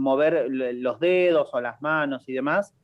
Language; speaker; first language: Spanish; native; Spanish